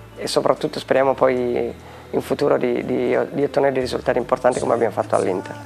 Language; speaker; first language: Italian; native; Italian